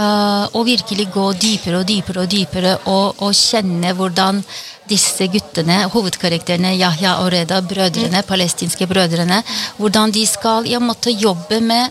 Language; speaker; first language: Norwegian; non-native, fluent; Turkish